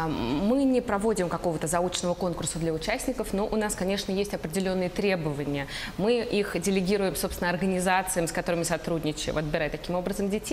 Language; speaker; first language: Russian; native; Russian